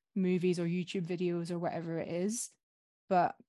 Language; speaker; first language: English; native; English